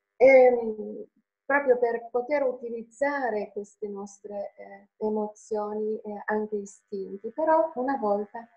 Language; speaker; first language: Italian; non-native, fluent; Finnish